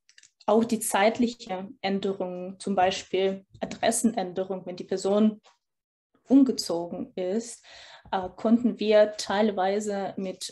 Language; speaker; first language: German; non-native, fluent; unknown